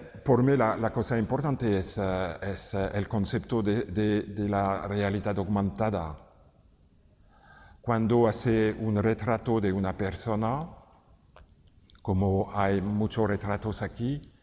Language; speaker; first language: Spanish; non-native, learner; French